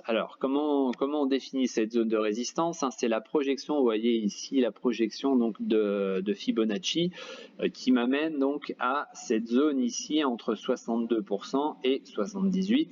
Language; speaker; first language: French; native; French